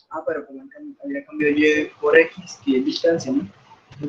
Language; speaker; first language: Spanish; native; Spanish